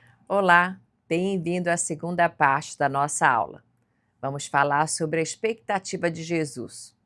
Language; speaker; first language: Portuguese; native; Portuguese